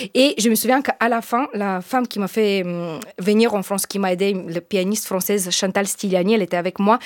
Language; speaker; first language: French; non-native, fluent; Bulgarian